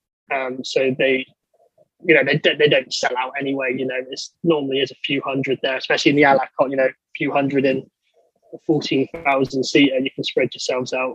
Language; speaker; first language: English; native; English